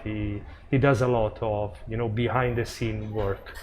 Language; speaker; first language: English; non-native, fluent; Italian